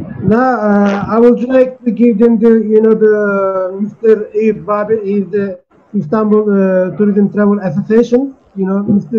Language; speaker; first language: English; non-native, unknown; Turkish